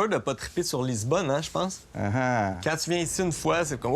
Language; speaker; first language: French; native; French